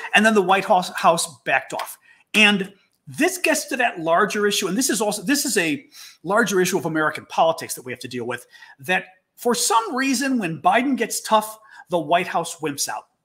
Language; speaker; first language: English; native; English